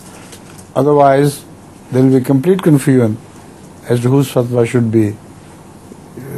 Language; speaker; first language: English; non-native, local second language; Urdu